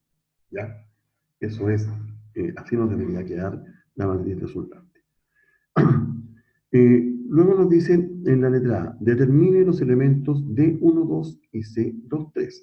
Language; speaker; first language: Spanish; native; Spanish